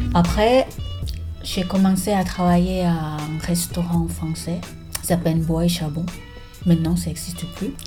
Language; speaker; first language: French; non-native, learner; Thai